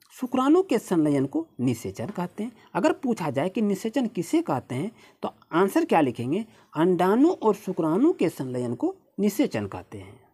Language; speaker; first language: Hindi; native; Hindi